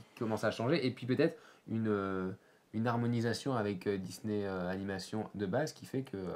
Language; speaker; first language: French; native; French